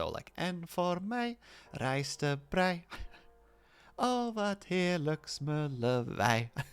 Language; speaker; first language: Dutch; non-native, learner; English